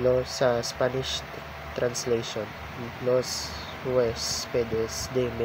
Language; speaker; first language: Spanish; non-native, learner; Filipino